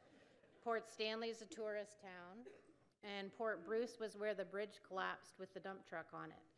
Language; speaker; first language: English; native; English